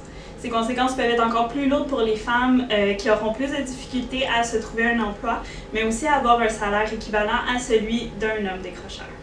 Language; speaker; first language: French; native; French